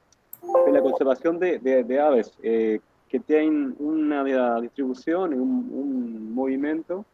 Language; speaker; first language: Portuguese; non-native, learner; Spanish